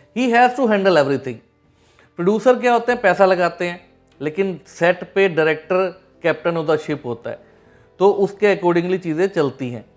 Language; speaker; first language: Hindi; native; Hindi